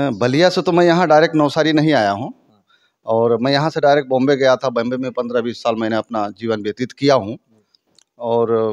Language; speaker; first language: Hindi; native; Hindi